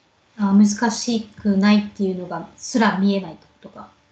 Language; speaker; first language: Japanese; native; Japanese